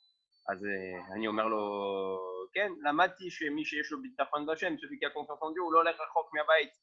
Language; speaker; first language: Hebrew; non-native, fluent; French